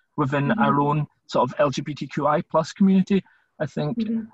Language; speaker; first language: English; native; English